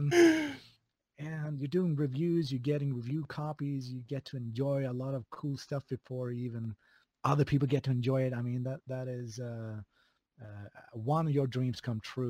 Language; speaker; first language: English; non-native, fluent; Swedish